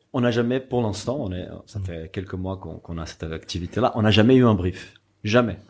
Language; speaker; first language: French; non-native, fluent; Portuguese